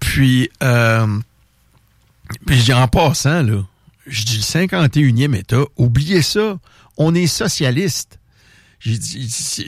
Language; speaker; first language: French; native; French